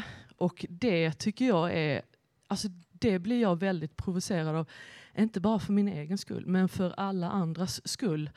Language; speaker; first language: Swedish; native; Swedish